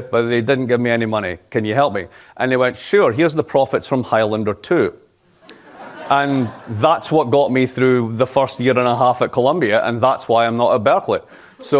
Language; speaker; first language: English; native; English